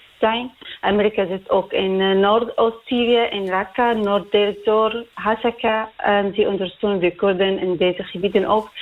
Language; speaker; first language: Dutch; non-native, learner; Arabic